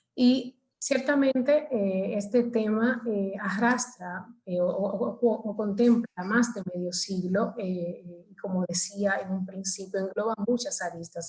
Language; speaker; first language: Spanish; native; Spanish